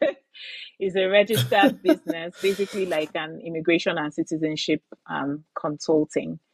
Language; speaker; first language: English; non-native, local second language; Igbo